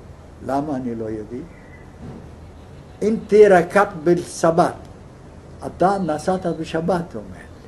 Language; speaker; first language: Hebrew; non-native, fluent; Yiddish